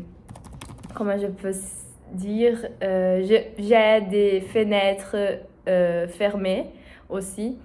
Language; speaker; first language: French; non-native, learner; Portuguese